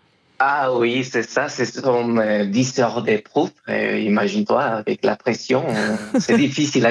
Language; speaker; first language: French; non-native, fluent; Spanish